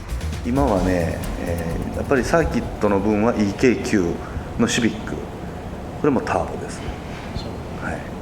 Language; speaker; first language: Japanese; native; Japanese